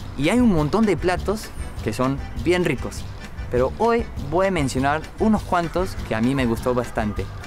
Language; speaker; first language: Spanish; non-native, fluent; English